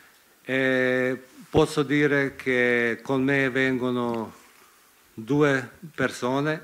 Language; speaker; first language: Italian; non-native, fluent; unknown